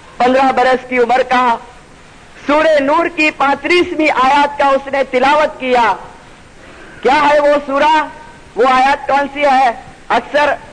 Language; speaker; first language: Urdu; non-native, local second language; Gujarati